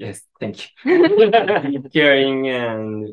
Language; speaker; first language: English; non-native, learner; Japanese